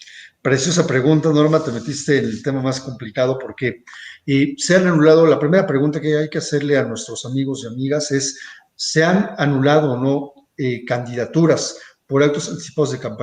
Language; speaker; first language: Spanish; native; Spanish